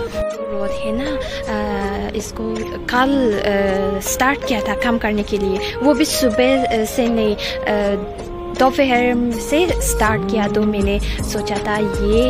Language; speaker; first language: Hindi; non-native, local second language; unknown